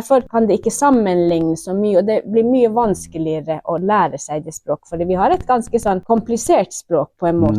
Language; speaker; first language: Norwegian; non-native, local second language; Northern Sami